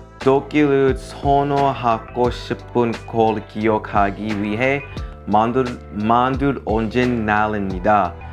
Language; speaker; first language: Korean; non-native, learner; English